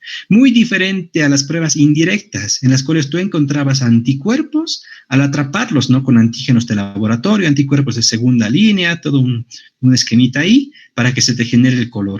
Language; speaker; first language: Spanish; native; Spanish